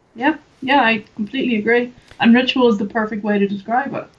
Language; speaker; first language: English; native; English